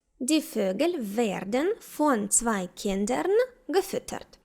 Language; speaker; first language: German; non-native, fluent; Ukrainian